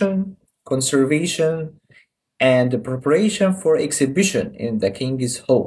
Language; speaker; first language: English; non-native, fluent; Arabic